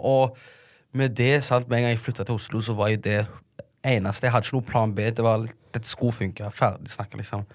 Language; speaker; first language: Norwegian; early bilingual, other home language; Tigrinya